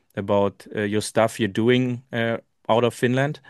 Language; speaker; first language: English; non-native, learner; German